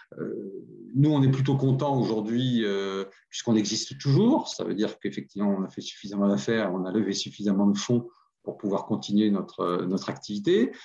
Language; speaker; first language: French; native; French